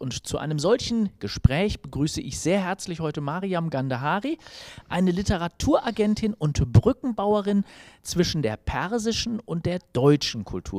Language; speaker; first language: German; native; German